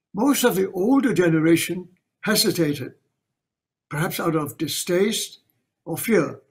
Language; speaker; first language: English; non-native, local second language; Chinese